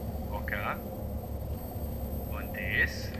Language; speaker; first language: German; non-native, learner; English